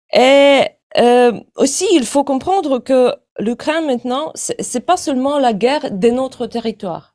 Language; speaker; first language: French; non-native, fluent; Ukrainian